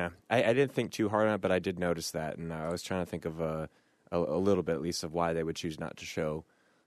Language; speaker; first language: English; native; English